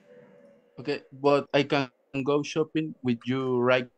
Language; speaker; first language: English; non-native, learner; Spanish